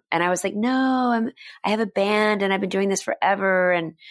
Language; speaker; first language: English; native; English